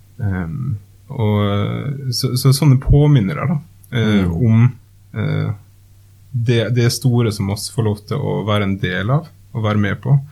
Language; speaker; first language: Norwegian; native; Norwegian